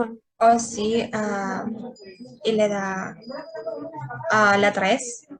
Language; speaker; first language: French; non-native, learner; Spanish